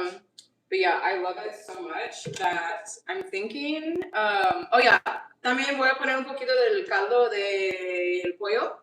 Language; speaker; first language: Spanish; non-native, learner; English